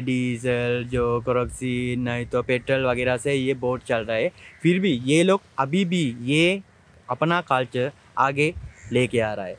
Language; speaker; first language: Hindi; non-native, fluent; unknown